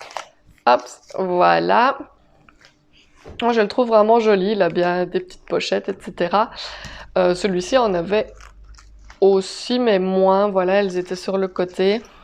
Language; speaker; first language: French; native; French